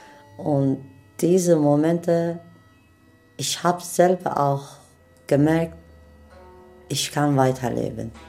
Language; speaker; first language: German; non-native, learner; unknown